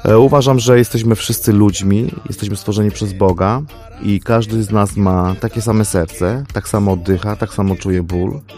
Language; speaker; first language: Polish; non-native, fluent; Armenian